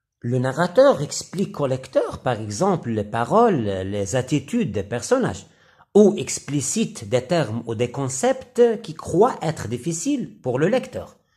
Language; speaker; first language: French; non-native, local second language; Arabic